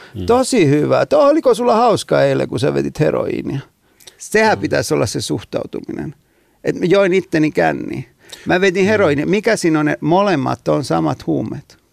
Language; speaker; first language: Finnish; non-native, fluent; Italian